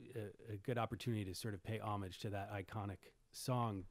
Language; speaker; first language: English; native; English